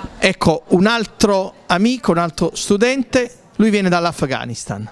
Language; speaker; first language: Italian; native; Italian